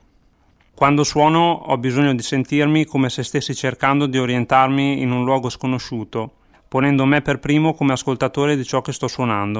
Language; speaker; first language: Italian; native; Italian